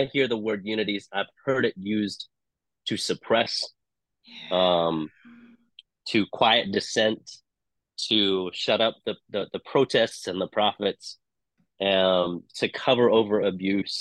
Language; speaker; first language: English; non-native, local second language; Cantonese